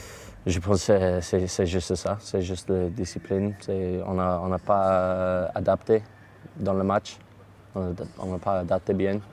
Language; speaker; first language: French; non-native, learner; English